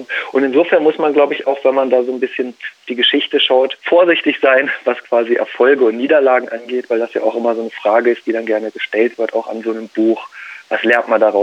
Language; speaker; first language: German; native; German